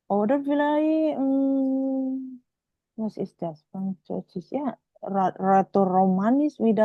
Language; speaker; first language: German; non-native, fluent; Indonesian